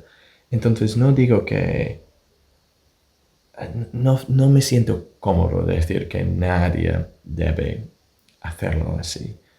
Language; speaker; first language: Spanish; non-native, fluent; English